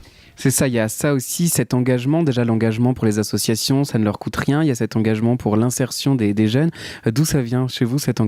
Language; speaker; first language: French; native; French